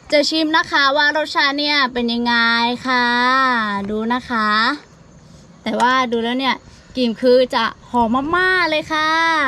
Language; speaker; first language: Thai; non-native, local second language; Lahu